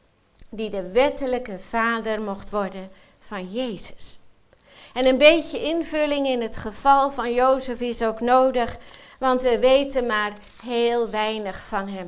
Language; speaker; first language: Dutch; native; Dutch